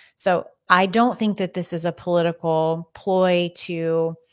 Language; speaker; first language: English; native; English